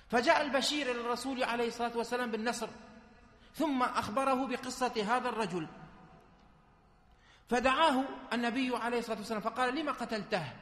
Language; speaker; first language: Arabic; native; Arabic